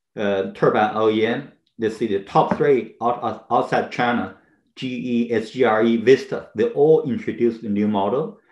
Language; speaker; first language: English; non-native, fluent; Chinese